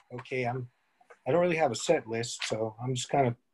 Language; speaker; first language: English; native; English